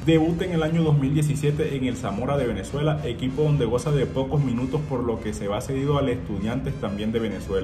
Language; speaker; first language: Spanish; native; Spanish